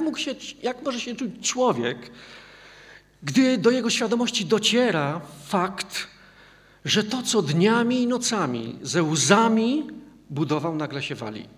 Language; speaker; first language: Polish; native; Polish